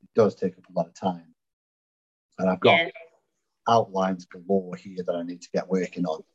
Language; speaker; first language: English; native; English